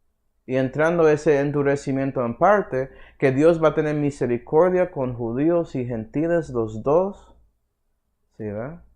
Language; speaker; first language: Spanish; early bilingual, heritage; Spanish